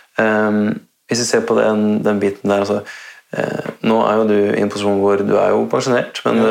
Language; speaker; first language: Norwegian; native; Norwegian